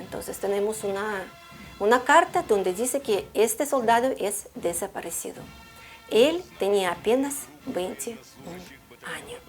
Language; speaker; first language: Spanish; non-native, fluent; Russian